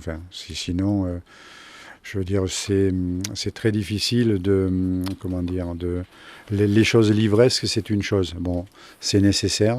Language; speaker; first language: French; native; French